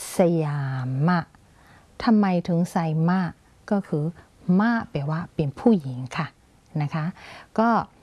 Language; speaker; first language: Thai; non-native, fluent; Burmese